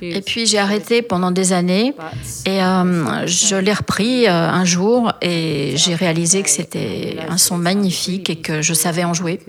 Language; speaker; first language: French; non-native, fluent; English